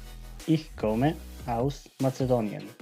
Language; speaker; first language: German; non-native, fluent; Macedonian